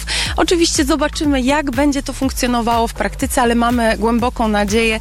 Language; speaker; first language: Polish; native; Polish